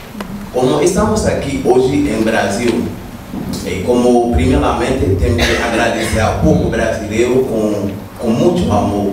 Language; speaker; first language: Portuguese; non-native, learner; Haitian Creole